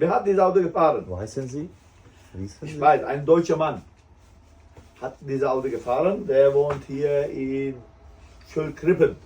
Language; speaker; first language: German; non-native, learner; Turkish